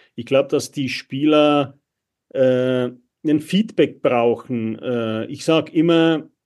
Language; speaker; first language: German; non-native, fluent; Czech